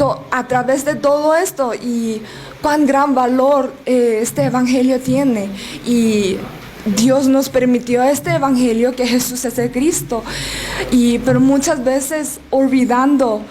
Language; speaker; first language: Spanish; non-native, learner; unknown